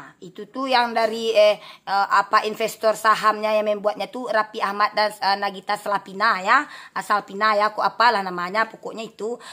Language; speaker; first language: Malay; non-native, local second language; Minangkabau